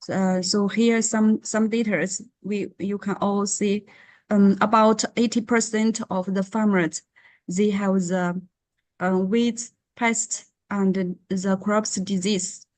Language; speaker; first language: English; non-native, learner; Chinese